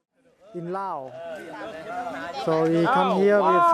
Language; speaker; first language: English; non-native, learner; Lao